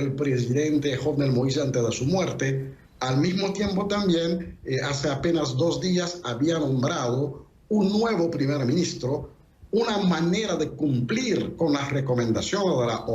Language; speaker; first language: Spanish; non-native, fluent; Haitian Creole